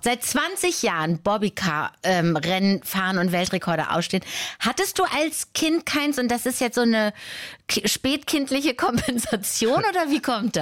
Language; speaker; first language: German; native; German